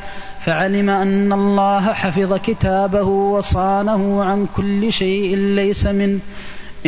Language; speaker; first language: Arabic; native; Arabic